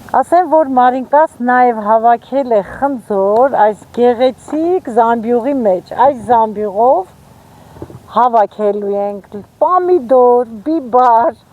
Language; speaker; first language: Armenian; native; Armenian